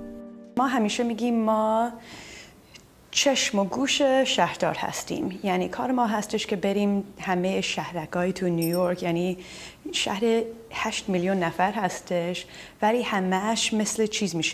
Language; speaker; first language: Persian; early bilingual, heritage; Persian